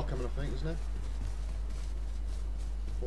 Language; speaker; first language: English; native; English